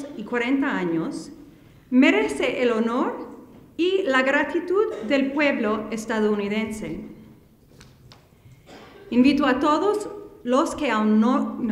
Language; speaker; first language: Spanish; non-native, fluent; English